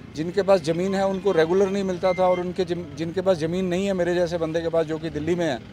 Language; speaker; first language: Hindi; native; Hindi